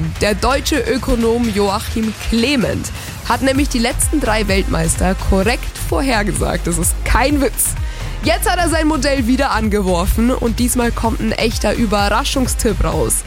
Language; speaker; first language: German; native; German